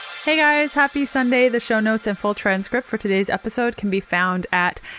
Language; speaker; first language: English; native; English